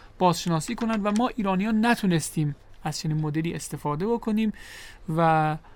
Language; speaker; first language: Persian; native; Persian